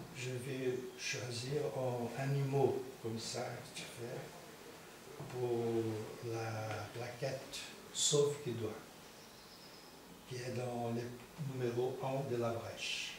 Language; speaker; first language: French; non-native, fluent; Portuguese